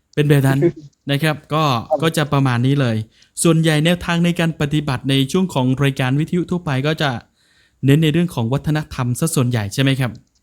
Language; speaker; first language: Thai; non-native, local second language; Northern Khmer